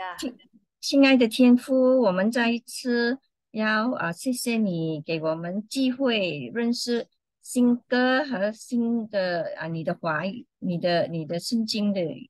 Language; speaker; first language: Chinese; non-native, fluent; English